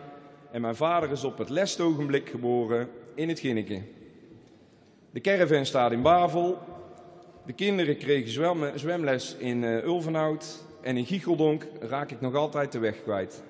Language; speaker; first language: Dutch; native; Dutch